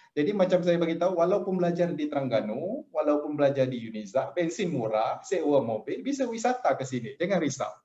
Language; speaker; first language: Malay; native; Malay